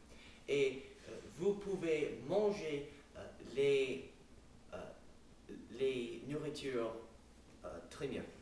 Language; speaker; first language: French; non-native, learner; English